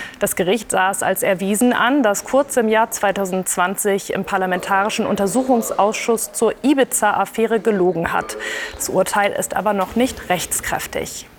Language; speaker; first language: German; native; German